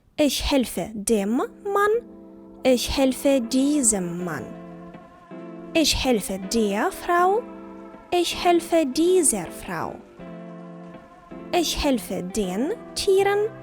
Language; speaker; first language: German; non-native, fluent; Ukrainian